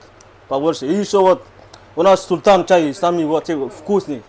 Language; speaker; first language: Russian; non-native, learner; Kyrgyz